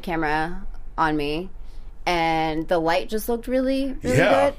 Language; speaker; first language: English; early bilingual, other home language; Spanish